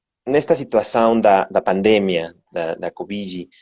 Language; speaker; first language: Portuguese; non-native, learner; Spanish